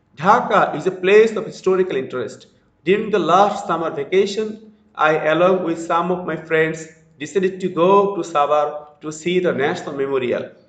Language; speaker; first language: English; non-native, local second language; Bangla